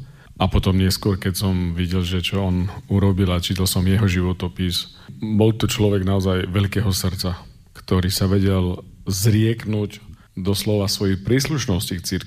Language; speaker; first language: Slovak; native; Slovak